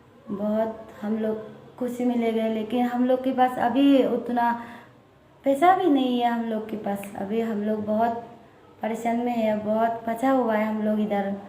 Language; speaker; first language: Hindi; non-native, local second language; Chakma